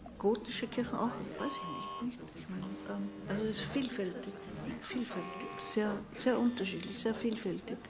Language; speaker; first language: German; native; German